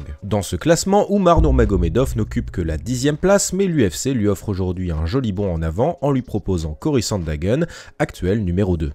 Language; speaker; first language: French; native; French